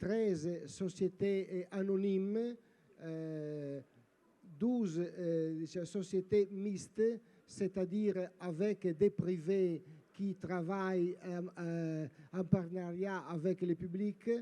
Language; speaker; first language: French; non-native, learner; Italian